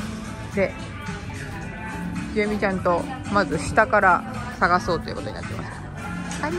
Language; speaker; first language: Japanese; native; Japanese